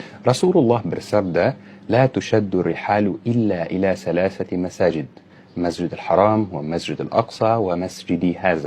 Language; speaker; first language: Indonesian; non-native, fluent; Arabic